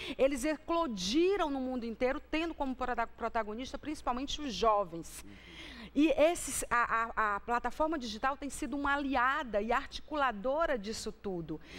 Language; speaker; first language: Portuguese; native; Portuguese